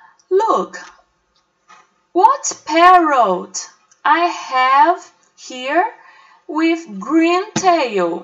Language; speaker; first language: English; non-native, fluent; Portuguese